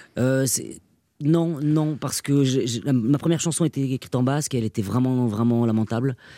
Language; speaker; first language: French; non-native, local second language; Basque